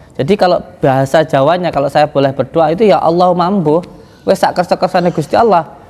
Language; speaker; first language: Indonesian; native; Indonesian